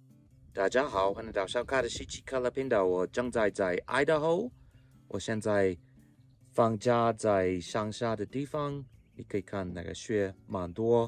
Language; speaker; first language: Chinese; non-native, fluent; English